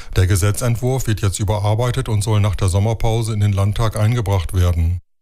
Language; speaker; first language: German; native; German